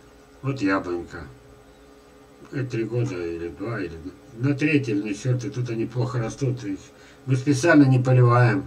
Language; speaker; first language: Russian; native; Russian